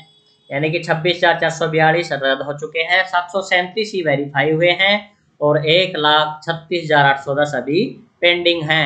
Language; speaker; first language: Hindi; native; Hindi